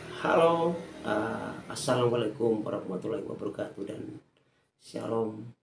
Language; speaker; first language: Indonesian; native; Indonesian